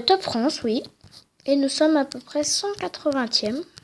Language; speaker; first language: French; native; French